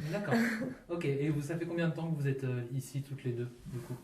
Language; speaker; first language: French; native; French